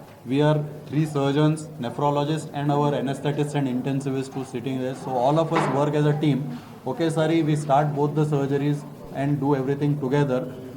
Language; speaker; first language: English; non-native, local second language; Telugu